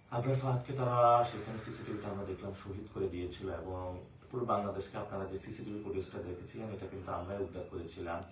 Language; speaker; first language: Bangla; native; Bangla